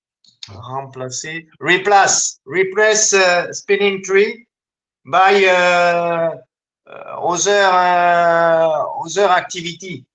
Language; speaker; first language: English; non-native, learner; French